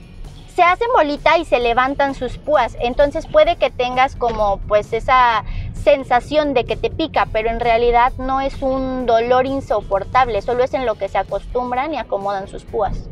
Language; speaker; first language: Spanish; native; Spanish